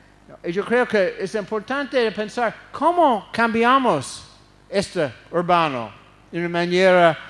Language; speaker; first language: Spanish; non-native, fluent; English